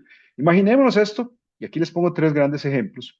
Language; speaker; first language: Spanish; native; Spanish